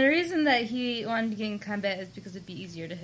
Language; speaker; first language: English; native; English